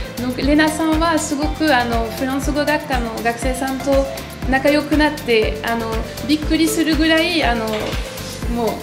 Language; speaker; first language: Japanese; non-native, fluent; French